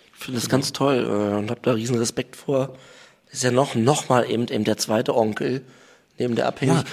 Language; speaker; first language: German; native; German